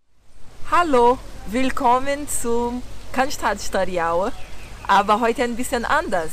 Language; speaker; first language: German; non-native, learner; Portuguese